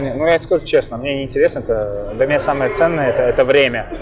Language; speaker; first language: Russian; non-native, fluent; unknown